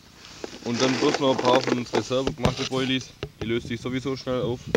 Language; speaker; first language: German; native; German